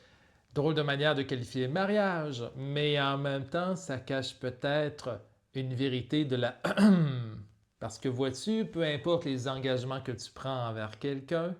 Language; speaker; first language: French; native; French